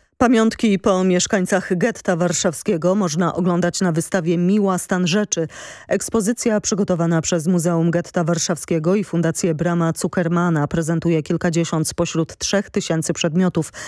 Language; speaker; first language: Polish; native; Polish